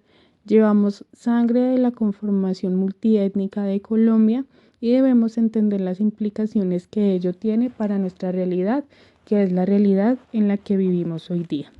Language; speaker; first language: Spanish; native; Spanish